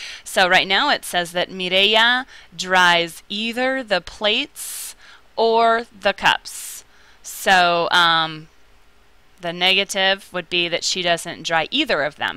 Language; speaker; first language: English; native; English